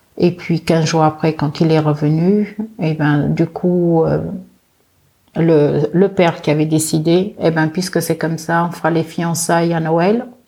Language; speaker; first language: French; early bilingual, other home language; Portuguese